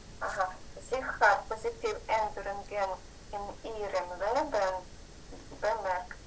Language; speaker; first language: German; non-native, learner; Ukrainian